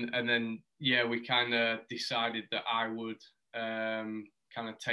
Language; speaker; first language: English; native; English